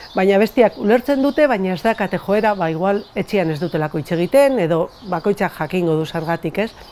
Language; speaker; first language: Basque; non-native, local second language; Spanish